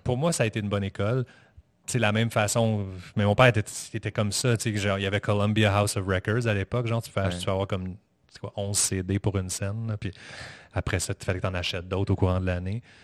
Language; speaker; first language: French; native; French